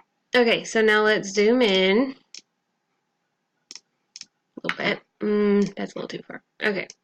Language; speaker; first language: English; native; English